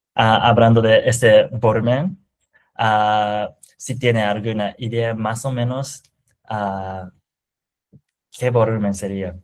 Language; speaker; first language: Spanish; non-native, fluent; Japanese